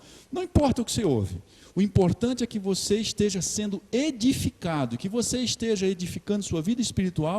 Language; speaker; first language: Portuguese; native; Portuguese